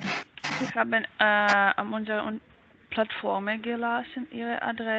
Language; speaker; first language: German; non-native, learner; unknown